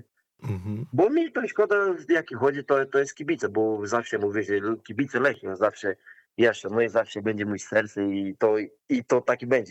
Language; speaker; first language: Polish; non-native, learner; Portuguese